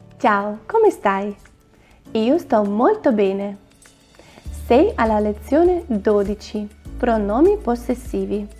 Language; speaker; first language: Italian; non-native, fluent; Ukrainian